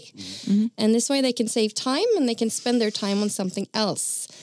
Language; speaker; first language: English; non-native, fluent; Norwegian